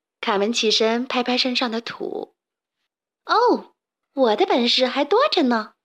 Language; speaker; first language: Chinese; native; Chinese